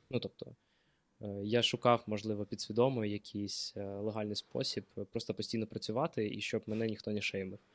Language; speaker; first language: Ukrainian; non-native, local second language; Russian